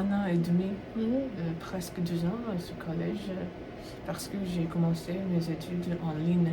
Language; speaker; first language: French; non-native, fluent; Tamil